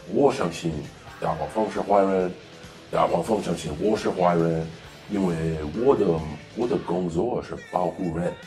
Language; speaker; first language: Chinese; non-native, learner; English